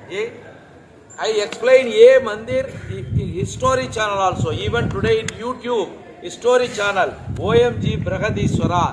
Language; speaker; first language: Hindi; non-native, local second language; Tamil